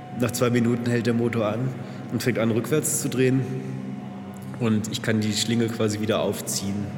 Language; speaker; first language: German; native; German